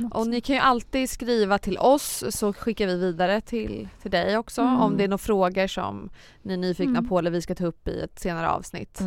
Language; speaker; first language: Swedish; native; Swedish